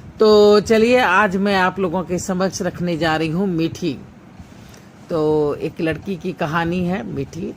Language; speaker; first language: Hindi; native; Hindi